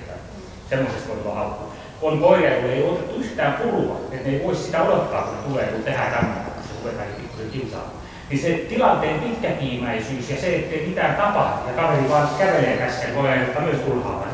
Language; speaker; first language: Finnish; native; Finnish